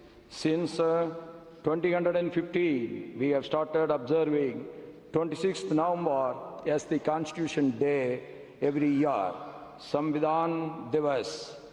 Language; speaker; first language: English; non-native, local second language; Tamil